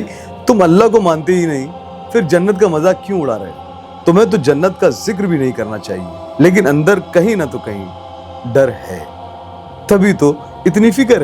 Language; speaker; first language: Hindi; native; Hindi